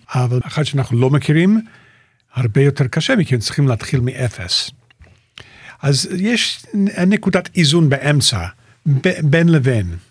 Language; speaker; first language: Hebrew; native; Hebrew